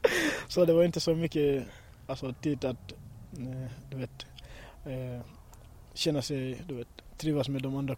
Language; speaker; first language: Swedish; early bilingual, other home language; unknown